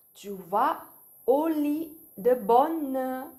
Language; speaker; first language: French; non-native, fluent; Thai